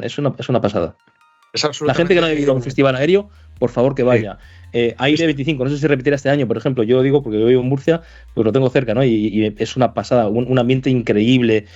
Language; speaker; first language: Spanish; native; Spanish